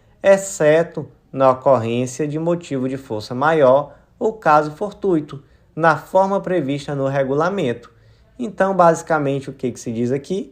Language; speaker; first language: Portuguese; native; Portuguese